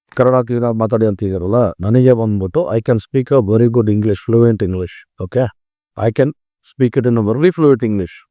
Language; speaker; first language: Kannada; non-native, local second language; Tamil